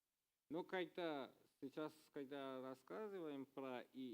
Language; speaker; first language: Russian; non-native, learner; Persian